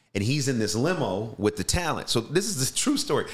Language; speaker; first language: English; native; English